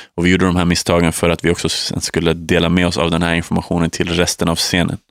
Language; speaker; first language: Swedish; native; Swedish